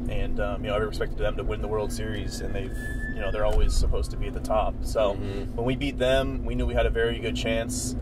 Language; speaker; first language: English; native; English